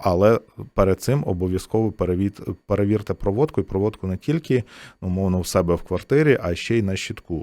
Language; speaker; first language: Ukrainian; native; Ukrainian